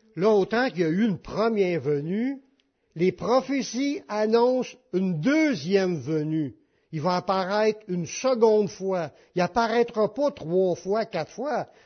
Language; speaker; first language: French; native; French